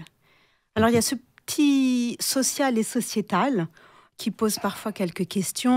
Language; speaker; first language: French; native; French